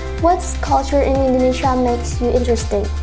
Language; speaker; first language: English; non-native, learner; Indonesian